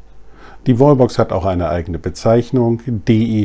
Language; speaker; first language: German; native; German